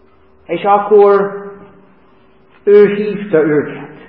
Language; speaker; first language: Hungarian; non-native, fluent; English